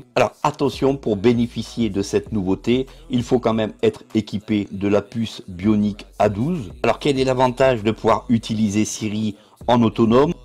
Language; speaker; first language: French; native; French